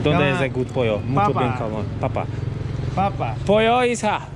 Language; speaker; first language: Spanish; non-native, learner; Polish